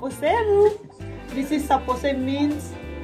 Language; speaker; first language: English; non-native, learner; Indonesian